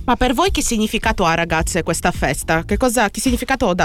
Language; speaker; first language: Italian; native; Italian